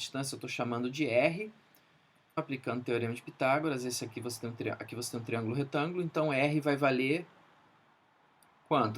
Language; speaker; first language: Portuguese; native; Portuguese